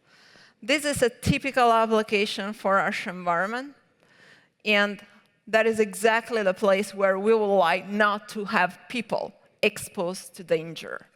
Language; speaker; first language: English; non-native, fluent; Italian